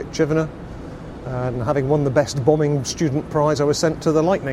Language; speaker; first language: English; native; English